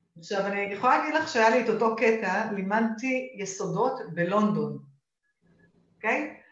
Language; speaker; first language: Hebrew; native; Hebrew